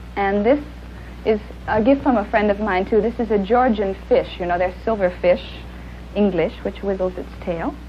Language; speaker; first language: English; native; English